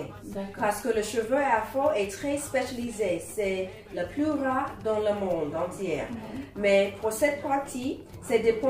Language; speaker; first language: French; non-native, learner; English